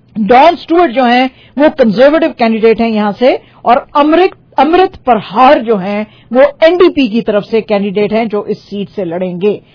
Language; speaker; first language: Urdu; non-native, local second language; Punjabi